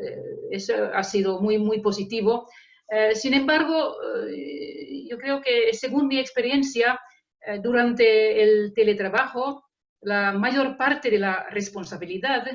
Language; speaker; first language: Spanish; non-native, fluent; Finnish